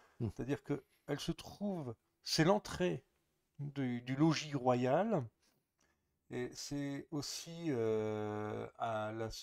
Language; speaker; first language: French; native; French